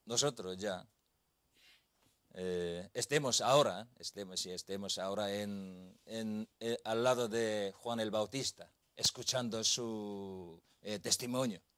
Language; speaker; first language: Spanish; non-native, learner; Korean